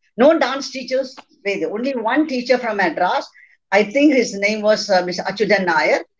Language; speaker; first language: English; non-native, local second language; Malayalam